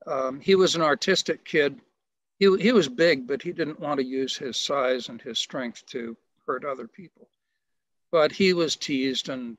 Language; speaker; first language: English; native; English